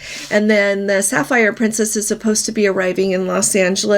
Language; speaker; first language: English; native; English